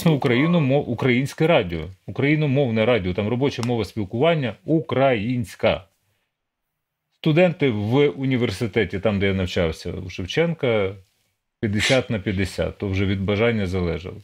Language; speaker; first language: Ukrainian; native; Ukrainian